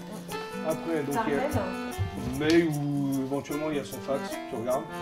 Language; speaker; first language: French; native; French